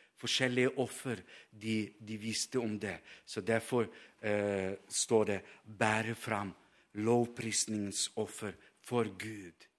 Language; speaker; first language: Norwegian; non-native, fluent; Ukrainian